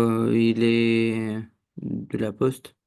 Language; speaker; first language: French; non-native, learner; Romanian